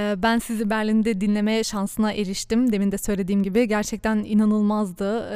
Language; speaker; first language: Turkish; early bilingual, heritage; Turkish